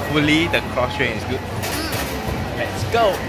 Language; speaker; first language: English; non-native, local second language; Chinese